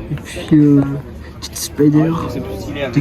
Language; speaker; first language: French; native; French